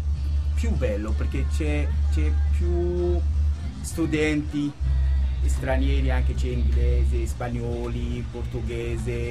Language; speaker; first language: Italian; non-native, local second language; Kurdish